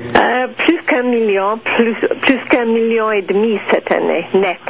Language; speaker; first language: French; non-native, local second language; English